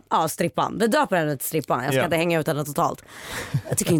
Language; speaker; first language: Swedish; native; Swedish